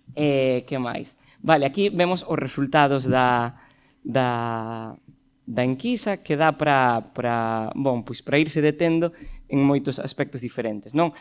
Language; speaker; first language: Galician; native; Galician